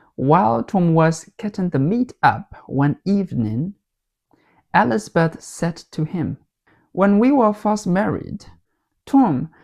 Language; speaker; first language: English; non-native, fluent; Burmese